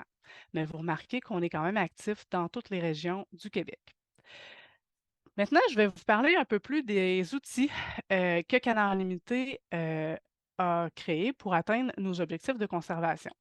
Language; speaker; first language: French; native; French